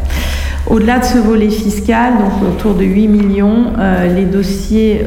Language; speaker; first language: French; native; French